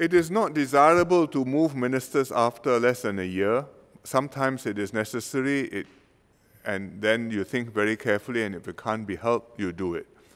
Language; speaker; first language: English; native; English